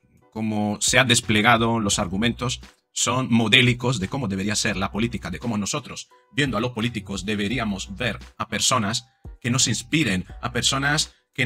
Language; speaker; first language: Spanish; native; Spanish